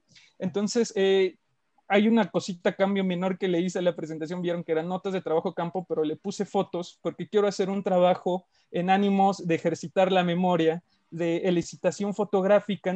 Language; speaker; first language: Spanish; native; Spanish